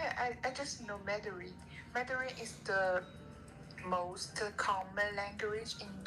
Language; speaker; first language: English; non-native, learner; Chinese